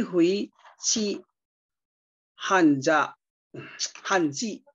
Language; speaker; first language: Chinese; non-native, learner; Filipino